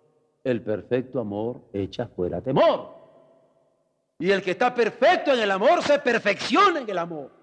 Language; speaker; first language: Spanish; native; Spanish